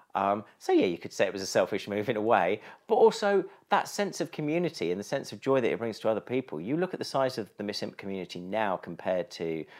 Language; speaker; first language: English; native; English